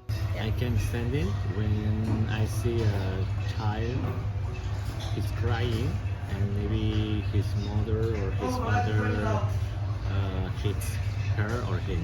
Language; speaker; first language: English; non-native, learner; Spanish